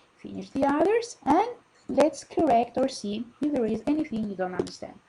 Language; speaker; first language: English; non-native, fluent; Albanian